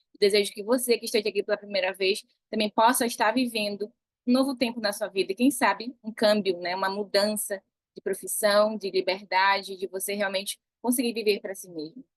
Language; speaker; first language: Portuguese; native; Portuguese